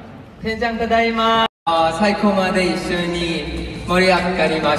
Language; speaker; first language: Japanese; non-native, learner; Thai